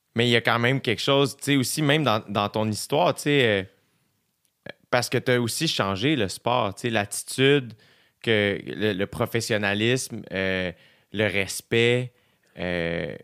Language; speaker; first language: French; native; French